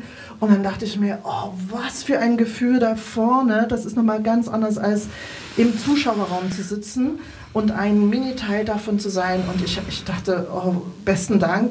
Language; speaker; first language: German; native; German